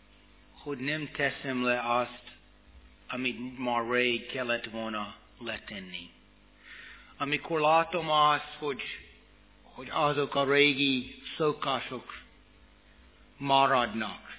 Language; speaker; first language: Hungarian; non-native, fluent; English